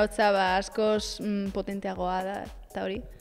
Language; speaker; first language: Basque; non-native, local second language; Spanish